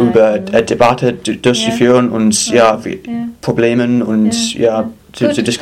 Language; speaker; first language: German; non-native, fluent; English